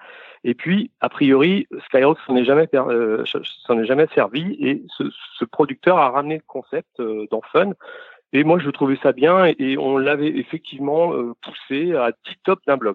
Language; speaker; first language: French; native; French